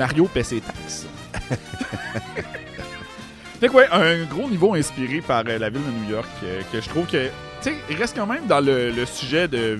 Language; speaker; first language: French; native; French